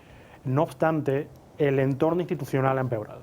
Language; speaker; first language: Spanish; native; Spanish